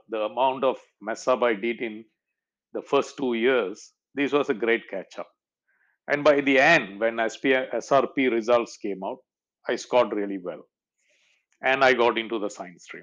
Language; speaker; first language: English; non-native, local second language; Malayalam